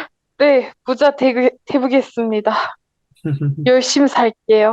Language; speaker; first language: Korean; non-native, learner; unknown